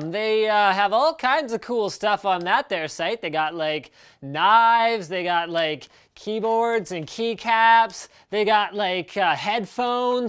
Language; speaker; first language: English; native; English